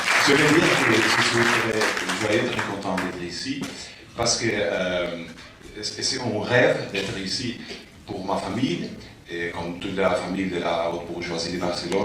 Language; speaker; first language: French; non-native, learner; Spanish